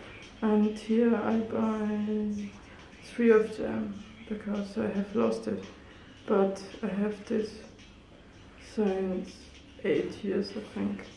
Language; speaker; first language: English; non-native, learner; German